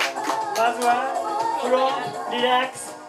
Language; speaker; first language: Japanese; native; Japanese